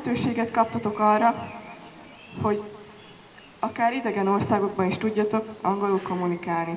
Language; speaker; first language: Hungarian; native; Hungarian